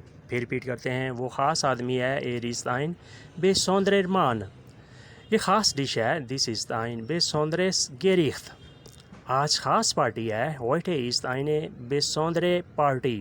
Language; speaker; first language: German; non-native, learner; Urdu